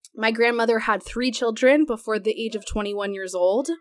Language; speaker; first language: English; early bilingual, other home language; Spanish